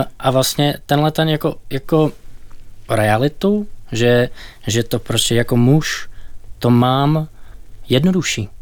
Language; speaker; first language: Czech; non-native, fluent; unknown